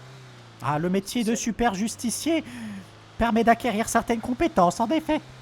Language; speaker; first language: French; native; French